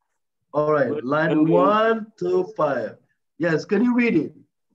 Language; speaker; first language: English; non-native, fluent; French